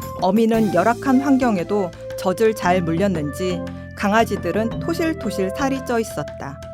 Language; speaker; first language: Korean; native; Korean